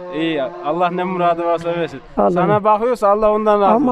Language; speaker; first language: Turkish; native; Turkish